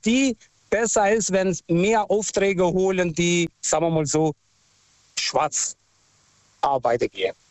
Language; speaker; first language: German; non-native, fluent; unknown